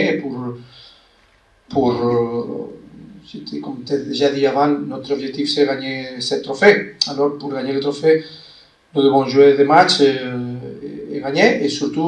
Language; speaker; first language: French; non-native, fluent; Spanish